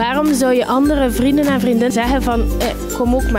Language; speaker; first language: Dutch; native; Dutch